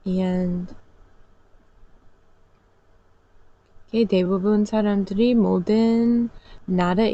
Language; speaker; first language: Korean; non-native, learner; English